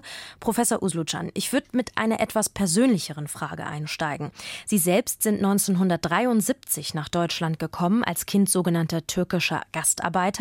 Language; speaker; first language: German; native; German